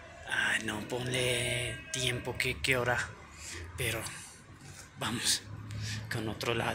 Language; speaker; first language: Spanish; non-native, learner; Urdu